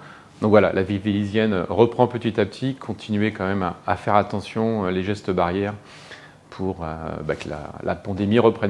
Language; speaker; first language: French; native; French